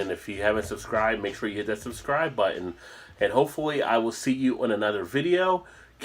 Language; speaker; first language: English; native; English